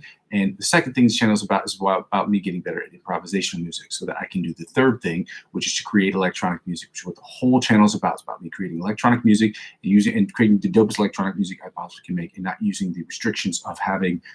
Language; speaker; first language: English; native; English